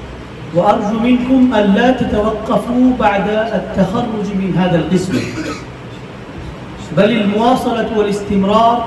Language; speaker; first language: Arabic; non-native, fluent; Bangla